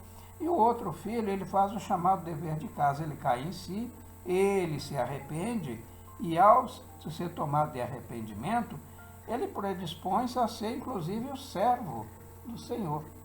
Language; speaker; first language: Portuguese; native; Portuguese